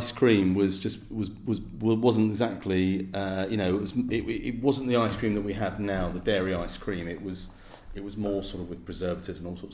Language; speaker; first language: English; native; English